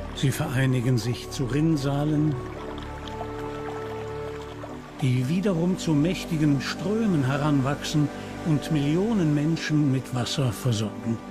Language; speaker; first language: German; native; German